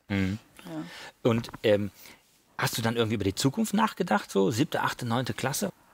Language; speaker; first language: German; native; German